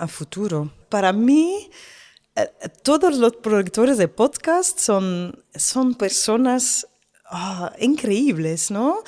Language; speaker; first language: Spanish; non-native, learner; Dutch